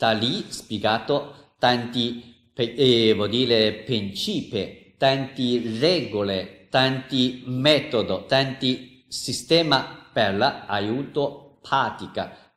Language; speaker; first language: Italian; non-native, learner; Chinese